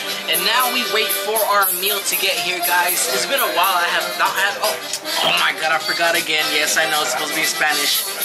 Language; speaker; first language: English; early bilingual, other home language; Spanish